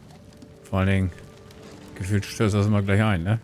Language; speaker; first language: German; native; German